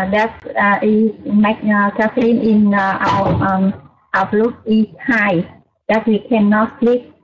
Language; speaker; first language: English; non-native, learner; Vietnamese